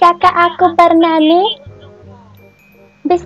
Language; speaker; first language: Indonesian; non-native, learner; Nepali